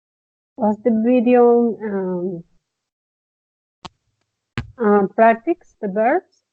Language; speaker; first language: English; non-native, learner; Spanish